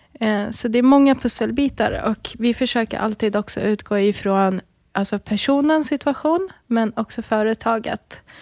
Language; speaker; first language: Swedish; early bilingual, other home language; Arabic